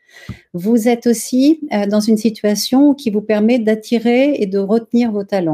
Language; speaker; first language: French; native; French